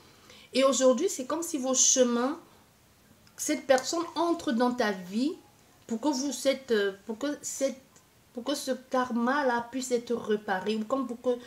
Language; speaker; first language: French; native; French